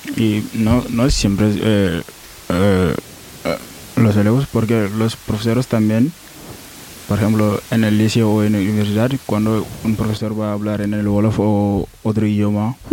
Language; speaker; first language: Spanish; non-native, learner; Wolof